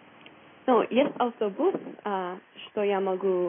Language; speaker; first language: Russian; non-native, learner; English